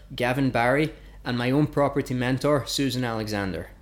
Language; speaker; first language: English; native; English